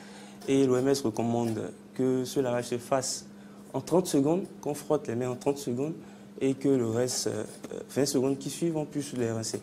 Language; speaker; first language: French; non-native, local second language; Fon